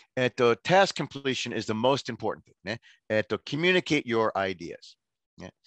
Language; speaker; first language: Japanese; non-native, fluent; English